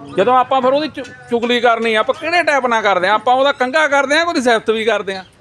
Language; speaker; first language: Punjabi; native; Punjabi